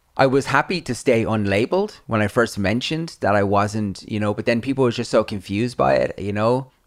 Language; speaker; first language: English; native; English